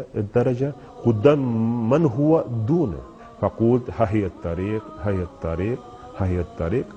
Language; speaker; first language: Arabic; non-native, fluent; Spanish